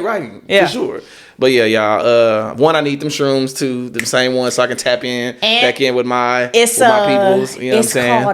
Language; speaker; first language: English; native; English